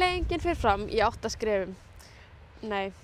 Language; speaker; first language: Icelandic; native; Icelandic